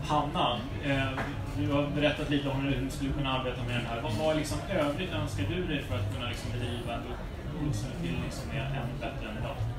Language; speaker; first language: Swedish; native; Swedish